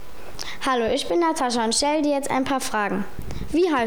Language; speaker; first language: German; native; German